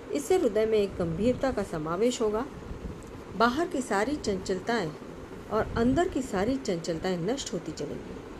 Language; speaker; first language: Hindi; non-native, local second language; Marathi